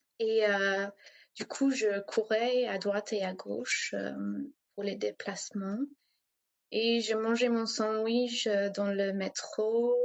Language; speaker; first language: French; non-native, fluent; English